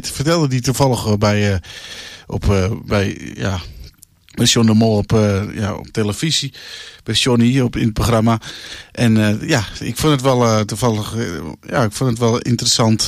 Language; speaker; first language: Dutch; native; Dutch